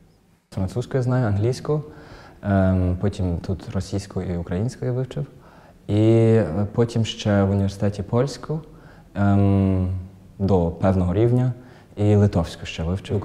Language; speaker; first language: Ukrainian; non-native, fluent; German